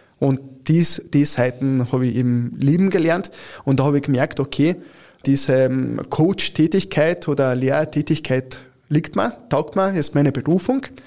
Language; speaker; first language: German; early bilingual, other home language; Italian